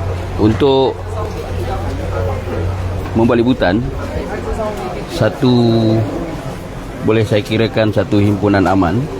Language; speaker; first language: Malay; native; Malay